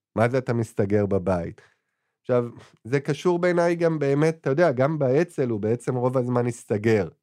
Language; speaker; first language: Hebrew; native; Hebrew